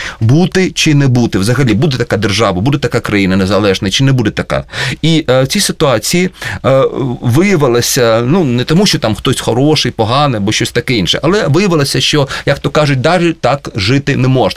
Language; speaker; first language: Ukrainian; native; Ukrainian